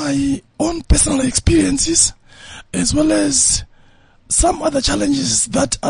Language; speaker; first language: English; non-native, local second language; Shona